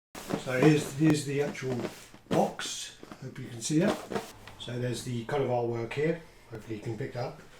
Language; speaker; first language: English; native; English